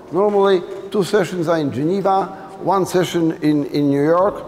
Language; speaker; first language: English; non-native, fluent; Polish